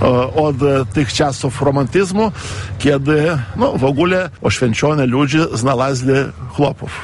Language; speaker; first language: Polish; non-native, fluent; Lithuanian